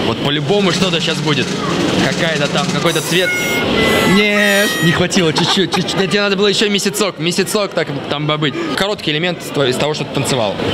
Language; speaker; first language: Russian; native; Russian